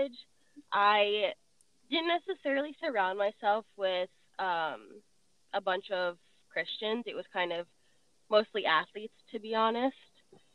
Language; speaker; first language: English; native; English